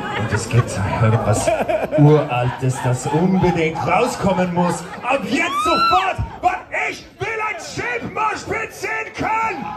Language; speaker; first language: German; non-native, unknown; Swedish